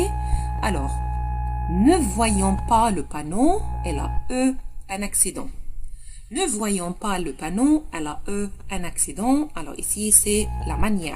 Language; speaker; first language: French; non-native, fluent; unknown